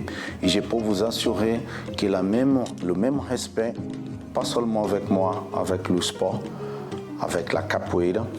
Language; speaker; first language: French; non-native, fluent; Portuguese